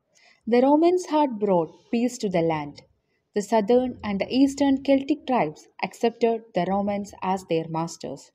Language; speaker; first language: English; non-native, local second language; Malayalam